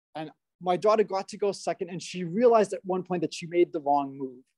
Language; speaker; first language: English; native; English